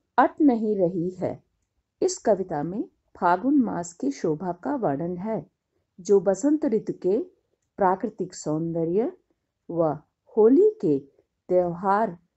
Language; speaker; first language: Hindi; native; Hindi